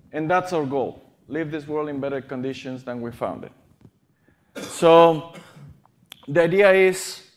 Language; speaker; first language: English; non-native, fluent; Spanish